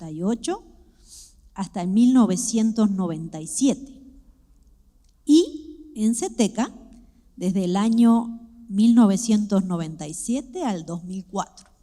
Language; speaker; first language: Spanish; native; Spanish